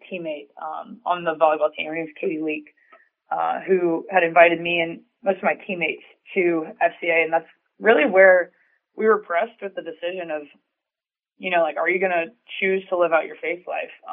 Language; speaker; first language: English; native; English